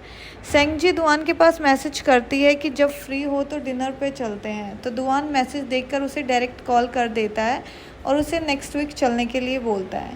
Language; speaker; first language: Hindi; native; Hindi